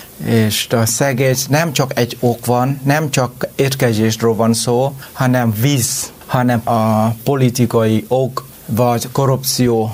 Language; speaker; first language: Hungarian; non-native, learner; Vietnamese